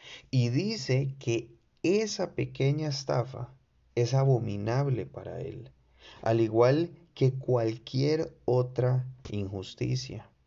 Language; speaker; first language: Spanish; native; Spanish